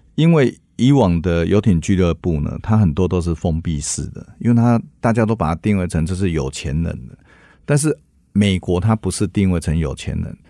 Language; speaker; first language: Chinese; native; Chinese